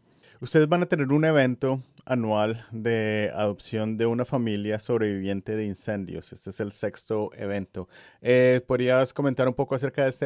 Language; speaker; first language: Spanish; native; Spanish